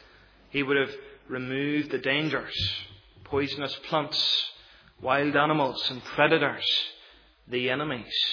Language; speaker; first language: English; native; English